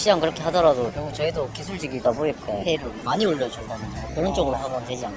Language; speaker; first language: Korean; native; Korean